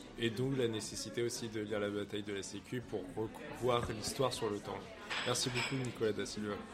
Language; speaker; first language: French; native; French